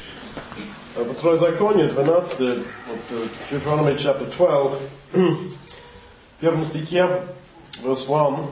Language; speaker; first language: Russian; non-native, fluent; English